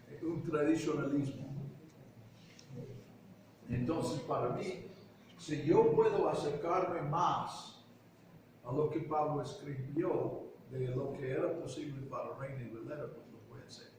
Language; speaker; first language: Spanish; non-native, fluent; English